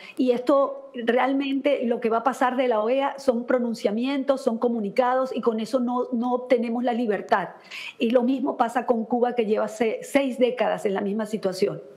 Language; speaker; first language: Spanish; native; Spanish